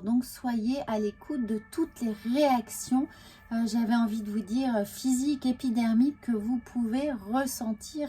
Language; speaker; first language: French; native; French